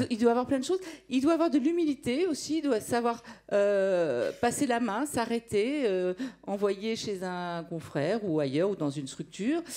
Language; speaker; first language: French; native; French